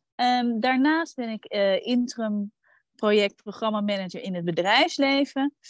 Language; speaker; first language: Dutch; native; Dutch